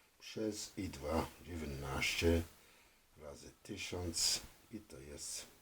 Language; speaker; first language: Polish; non-native, fluent; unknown